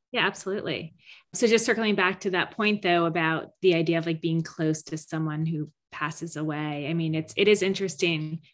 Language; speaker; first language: English; native; English